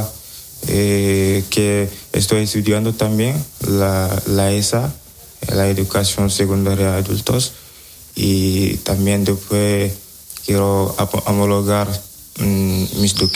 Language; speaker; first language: Spanish; non-native, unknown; Wolof